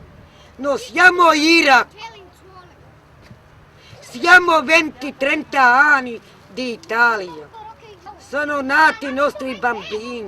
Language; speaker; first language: Italian; non-native, learner; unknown